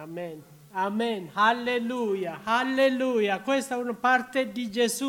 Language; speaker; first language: Italian; non-native, learner; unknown